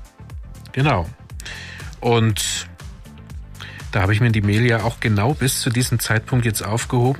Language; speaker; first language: German; native; German